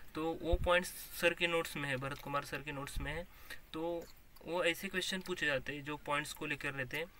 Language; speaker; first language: Hindi; non-native, local second language; Marathi